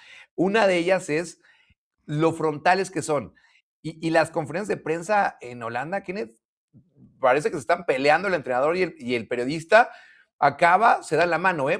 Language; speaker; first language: Spanish; native; Spanish